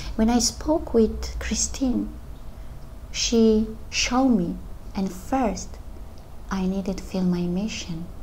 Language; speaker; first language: English; non-native, learner; Polish